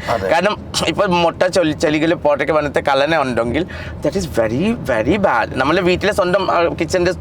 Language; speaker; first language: Malayalam; non-native, local second language; Assamese